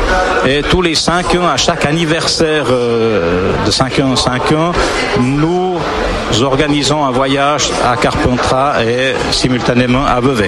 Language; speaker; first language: French; native; French